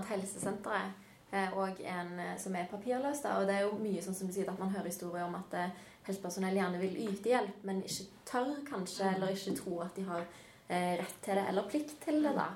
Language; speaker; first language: Norwegian; native; Norwegian